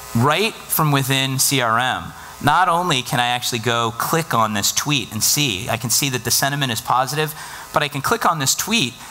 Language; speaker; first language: English; native; English